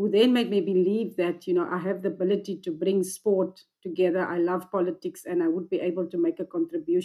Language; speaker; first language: English; non-native, local second language; Afrikaans